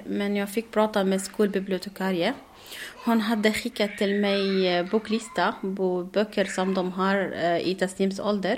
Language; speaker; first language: Swedish; non-native, learner; Arabic